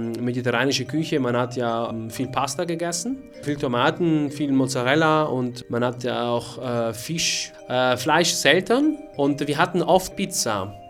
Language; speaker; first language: German; non-native, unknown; Italian